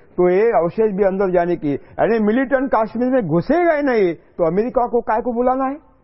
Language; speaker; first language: Hindi; non-native, local second language; Marathi